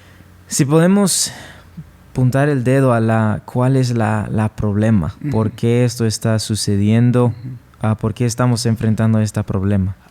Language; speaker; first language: Spanish; non-native, fluent; English